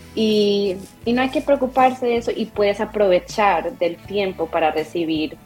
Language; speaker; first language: Spanish; native; Spanish